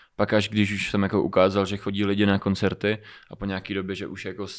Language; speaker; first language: Czech; early bilingual, other home language; Romanian